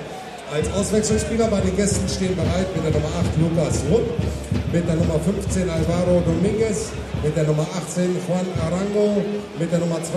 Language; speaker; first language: German; native; German